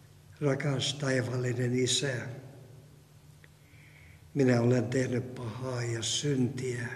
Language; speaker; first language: Finnish; non-native, fluent; Russian